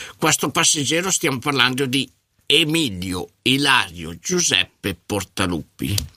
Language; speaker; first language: Italian; native; Italian